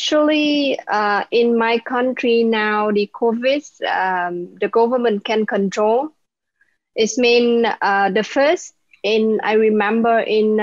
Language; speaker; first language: English; non-native, learner; Vietnamese